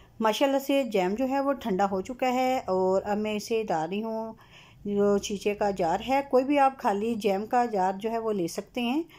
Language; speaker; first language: Urdu; native; Urdu